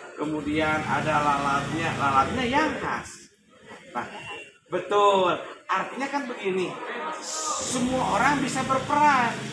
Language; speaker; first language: Indonesian; non-native, local second language; Sundanese